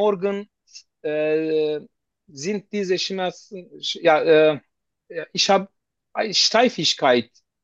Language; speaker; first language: German; non-native, learner; Turkish